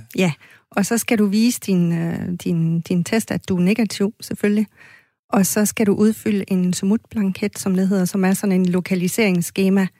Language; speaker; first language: Danish; native; Danish